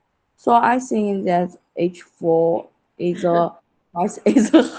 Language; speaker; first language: English; non-native, learner; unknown